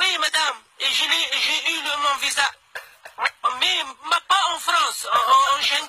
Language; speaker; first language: French; non-native, learner; Arabic